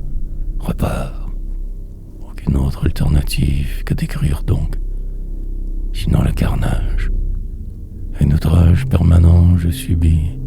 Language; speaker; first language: French; native; French